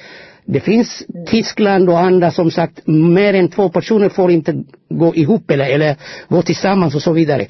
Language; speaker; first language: Swedish; non-native, fluent; Amharic